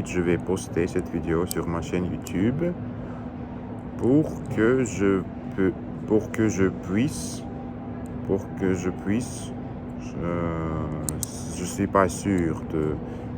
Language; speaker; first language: French; non-native, learner; Russian